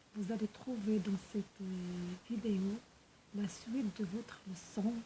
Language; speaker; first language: French; non-native, local second language; Arabic